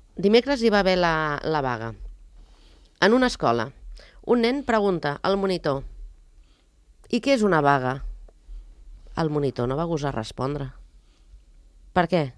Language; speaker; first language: Catalan; native; Catalan